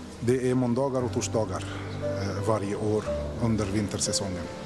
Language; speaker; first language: Swedish; non-native, fluent; Arabic